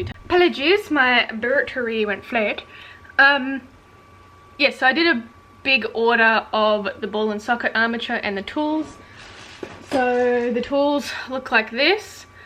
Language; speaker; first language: English; native; English